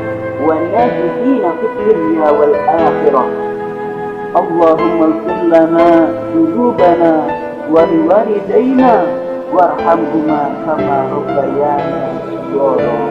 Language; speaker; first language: Arabic; non-native, learner; Indonesian